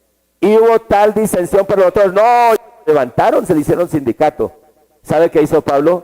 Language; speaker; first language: Spanish; native; Spanish